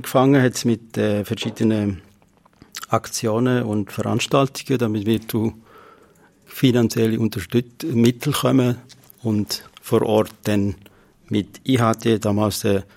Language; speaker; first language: German; non-native, fluent; Kurdish